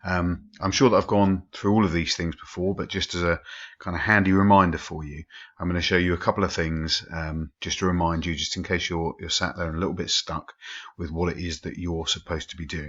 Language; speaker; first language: English; native; English